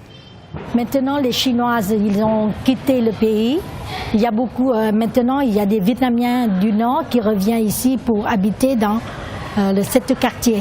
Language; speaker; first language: French; non-native, learner; Vietnamese